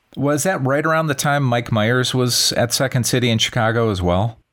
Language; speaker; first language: English; native; English